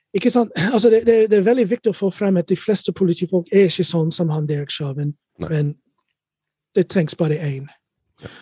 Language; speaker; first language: Norwegian; non-native, fluent; English